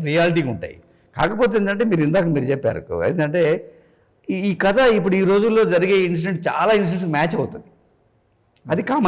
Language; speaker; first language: Telugu; native; Telugu